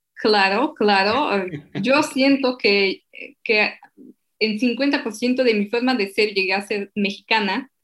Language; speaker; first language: Spanish; non-native, fluent; Slovak